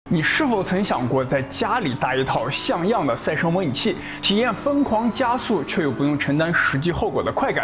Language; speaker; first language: Chinese; native; Chinese